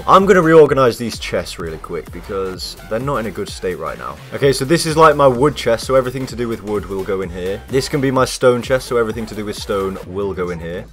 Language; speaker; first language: English; native; English